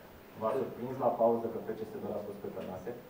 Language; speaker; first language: Romanian; native; Romanian